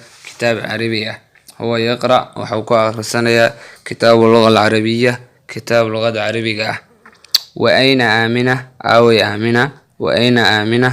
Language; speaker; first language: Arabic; non-native, fluent; Somali